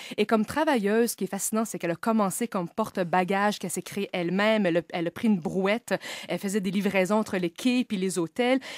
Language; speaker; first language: French; native; French